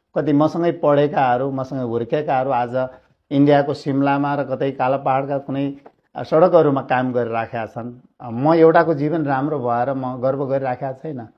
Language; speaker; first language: Nepali; native; Nepali